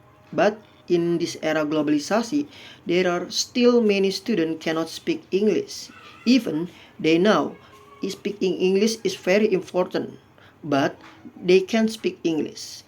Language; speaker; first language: English; non-native, fluent; Indonesian